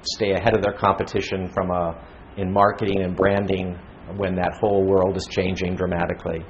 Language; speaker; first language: English; native; English